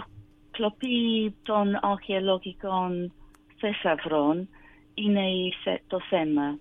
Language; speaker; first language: Greek; non-native, learner; English